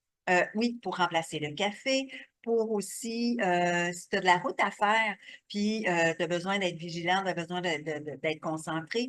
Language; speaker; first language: French; native; French